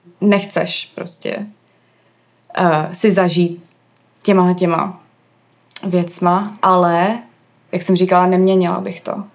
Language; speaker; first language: Czech; early bilingual, other home language; English